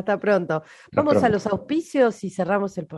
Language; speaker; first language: Spanish; native; Spanish